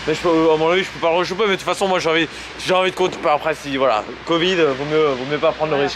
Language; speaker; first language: French; native; French